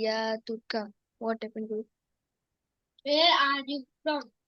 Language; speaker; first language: English; non-native, local second language; Urdu